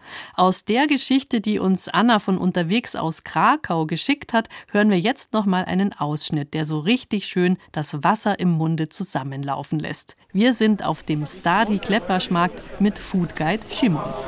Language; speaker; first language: German; native; German